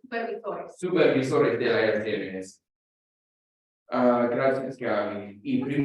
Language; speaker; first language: Spanish; non-native, fluent; English